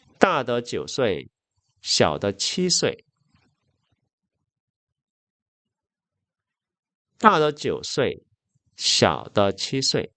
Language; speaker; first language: Chinese; non-native, fluent; Korean